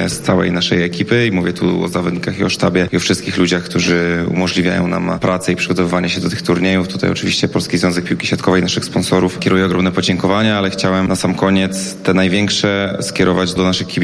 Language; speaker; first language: Polish; native; Polish